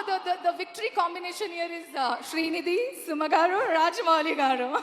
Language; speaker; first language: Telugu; non-native, learner; Kannada